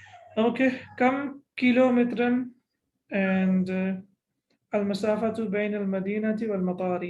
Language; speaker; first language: Arabic; non-native, fluent; English